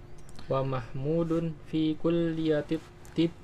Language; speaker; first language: Arabic; non-native, learner; Indonesian